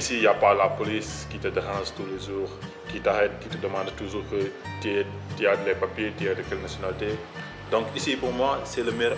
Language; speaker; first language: French; non-native, learner; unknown